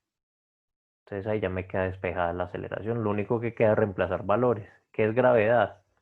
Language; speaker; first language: Spanish; native; Spanish